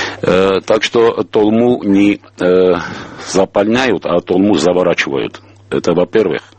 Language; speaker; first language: Russian; non-native, local second language; Armenian